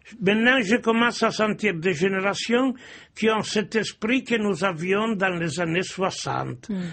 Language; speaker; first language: French; non-native, fluent; Italian